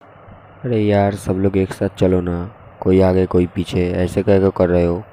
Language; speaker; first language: Hindi; non-native, local second language; Bangla